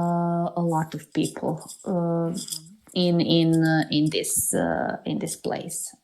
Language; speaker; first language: English; non-native, learner; Serbian